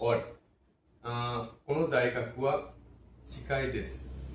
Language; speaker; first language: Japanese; non-native, fluent; Bangla